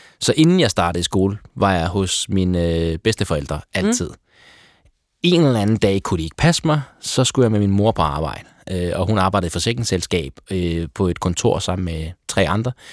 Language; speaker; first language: Danish; early bilingual, other home language; Persian